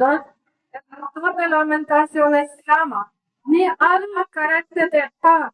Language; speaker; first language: Spanish; non-native, learner; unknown